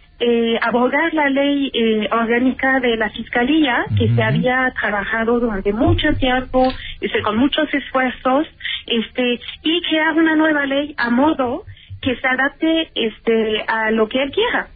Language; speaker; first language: Spanish; native; Spanish